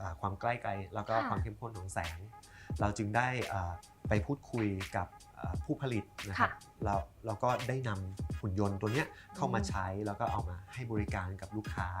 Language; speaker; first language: Thai; native; Thai